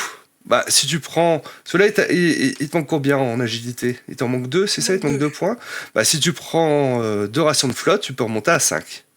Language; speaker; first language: French; native; French